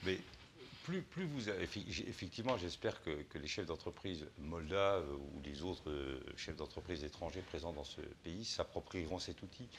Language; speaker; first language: French; native; French